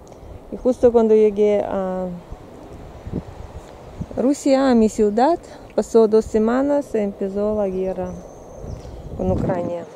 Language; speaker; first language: Spanish; non-native, learner; Russian